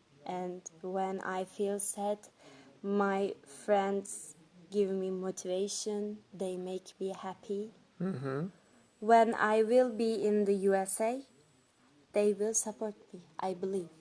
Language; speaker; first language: English; non-native, fluent; Turkish